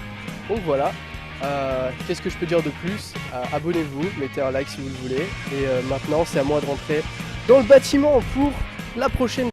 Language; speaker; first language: French; native; French